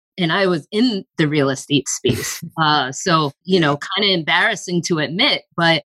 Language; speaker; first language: English; native; English